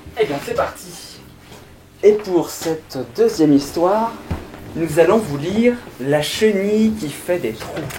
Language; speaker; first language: French; native; French